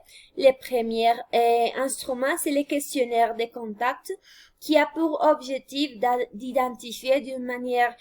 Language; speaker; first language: French; non-native, fluent; Spanish